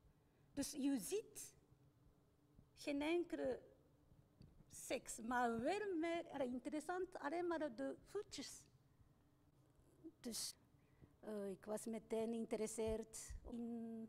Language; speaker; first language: Dutch; non-native, learner; Japanese